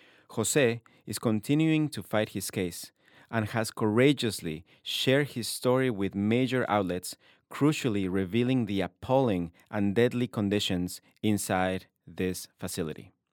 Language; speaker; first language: English; non-native, fluent; Spanish